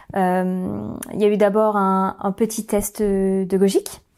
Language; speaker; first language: French; native; French